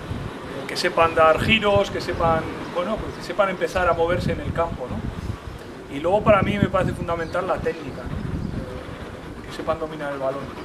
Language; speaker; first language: Spanish; native; Spanish